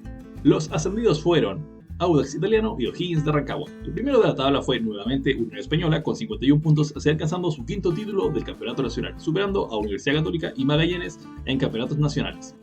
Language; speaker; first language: Spanish; native; Spanish